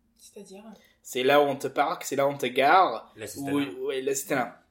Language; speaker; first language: French; early bilingual, other home language; English